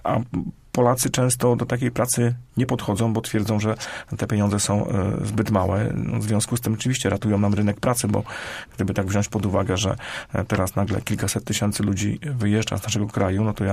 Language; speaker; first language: Polish; native; Polish